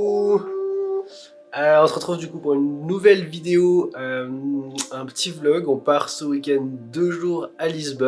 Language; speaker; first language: French; native; French